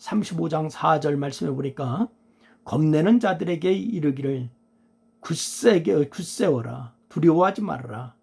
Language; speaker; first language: Korean; native; Korean